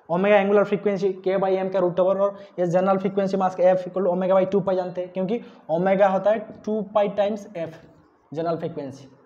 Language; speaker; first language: Hindi; non-native, local second language; Odia